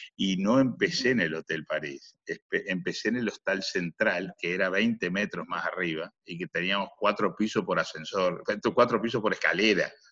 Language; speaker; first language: Spanish; native; Spanish